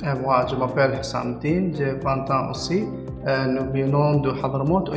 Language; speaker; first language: French; non-native, learner; Arabic